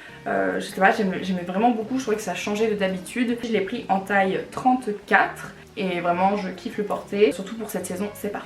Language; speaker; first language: French; native; French